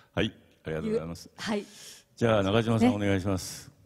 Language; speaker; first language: Japanese; native; Japanese